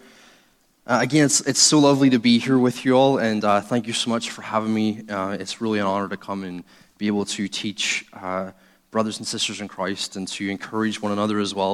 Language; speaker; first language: English; native; English